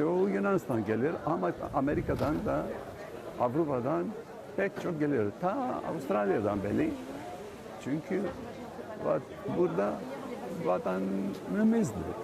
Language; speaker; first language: Turkish; non-native, local second language; Greek